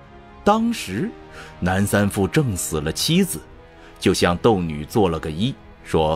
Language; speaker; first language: Chinese; native; Chinese